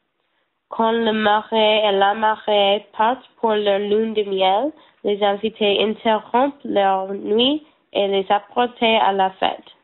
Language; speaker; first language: French; non-native, learner; English